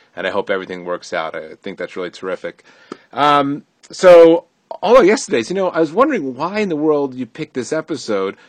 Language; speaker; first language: English; native; English